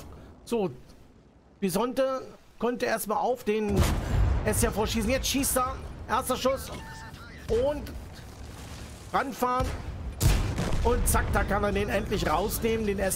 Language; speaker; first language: German; native; German